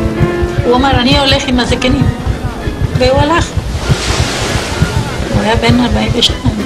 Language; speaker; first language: Hebrew; non-native, fluent; Ladino